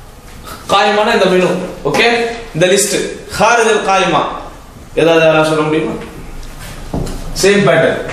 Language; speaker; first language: Arabic; non-native, fluent; Tamil